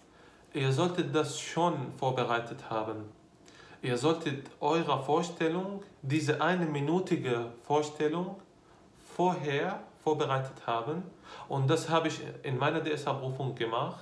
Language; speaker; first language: German; non-native, fluent; Arabic